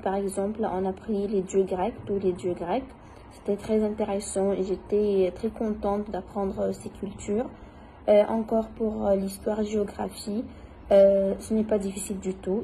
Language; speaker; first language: French; non-native, fluent; Arabic